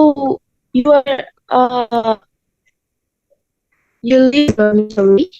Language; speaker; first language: English; non-native, learner; Indonesian